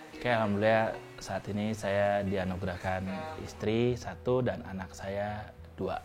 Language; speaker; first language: Indonesian; native; Indonesian